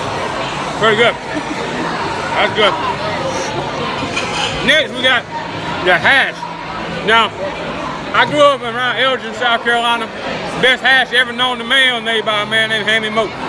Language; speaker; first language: English; native; English